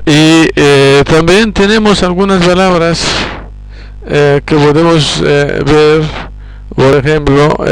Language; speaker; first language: Spanish; non-native, fluent; Arabic